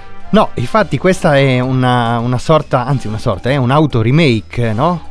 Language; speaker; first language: Italian; native; Italian